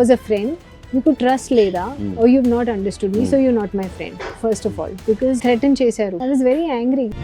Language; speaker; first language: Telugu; non-native, learner; Hindi